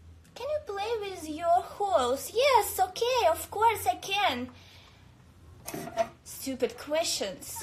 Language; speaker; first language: English; non-native, learner; Russian